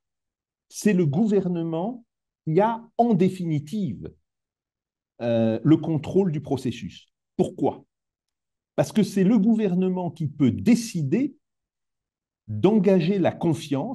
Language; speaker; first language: French; native; French